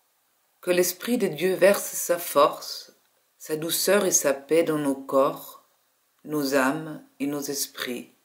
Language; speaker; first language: French; native; French